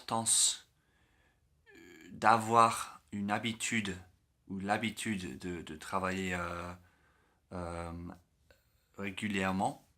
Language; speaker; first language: French; non-native, learner; English